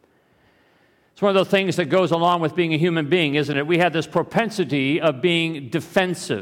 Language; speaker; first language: English; native; English